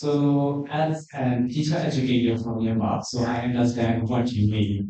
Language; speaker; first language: English; non-native, fluent; Burmese